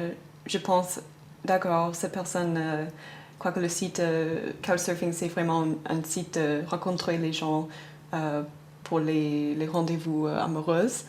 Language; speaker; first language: French; non-native, fluent; English